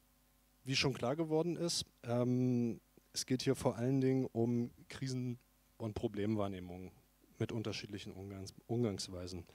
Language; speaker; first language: German; native; German